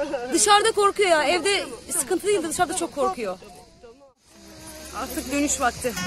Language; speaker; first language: Turkish; native; Turkish